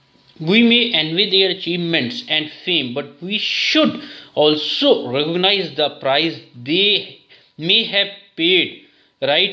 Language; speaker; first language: English; non-native, local second language; Hindi